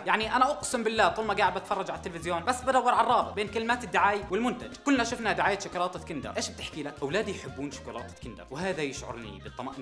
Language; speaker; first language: Arabic; native; Arabic